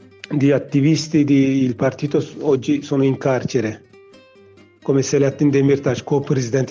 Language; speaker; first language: Italian; non-native, learner; Kurdish